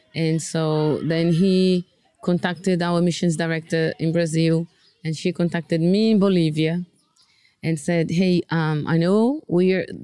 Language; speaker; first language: English; non-native, fluent; Portuguese